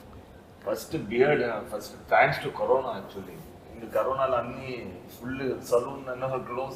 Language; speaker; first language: Telugu; non-native, learner; Tamil